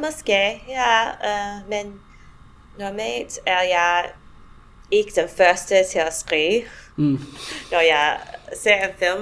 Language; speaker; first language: Danish; non-native, fluent; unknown